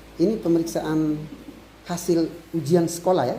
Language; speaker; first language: Indonesian; native; Indonesian